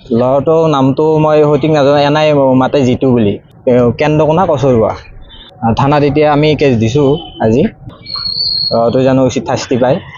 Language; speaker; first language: Assamese; native; Assamese